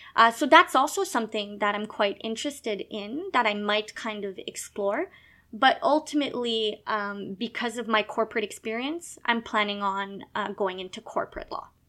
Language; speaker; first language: English; non-native, local second language; French